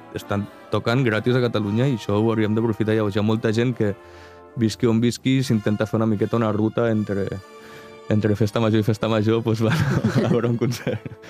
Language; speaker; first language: Catalan; non-native, local second language; Spanish